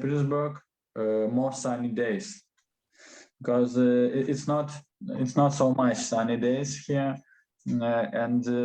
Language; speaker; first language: English; non-native, learner; Russian